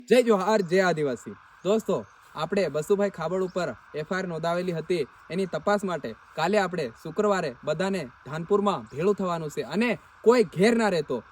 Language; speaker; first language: Gujarati; non-native, local second language; Bhili